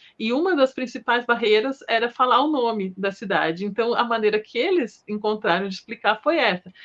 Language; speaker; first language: Portuguese; native; Portuguese